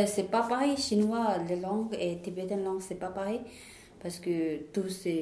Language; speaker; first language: French; non-native, learner; Tibetan